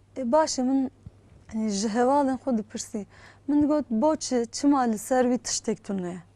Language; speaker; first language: Kurdish; non-native, local second language; Turkish